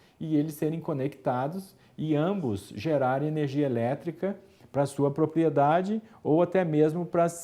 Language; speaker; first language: Portuguese; native; Portuguese